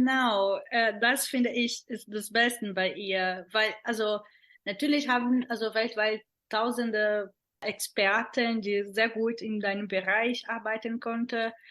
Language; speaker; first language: German; non-native, fluent; Portuguese